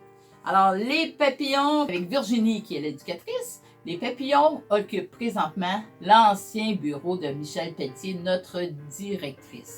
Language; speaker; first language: French; native; French